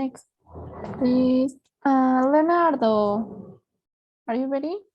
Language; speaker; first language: English; non-native, fluent; Spanish